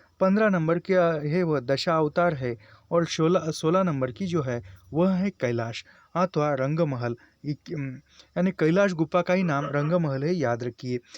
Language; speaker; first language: Hindi; non-native, local second language; Marathi